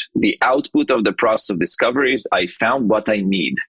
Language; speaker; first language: English; non-native, fluent; Hebrew